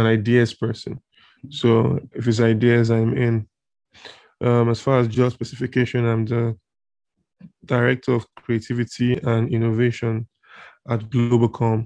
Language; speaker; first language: English; non-native, local second language; Igbo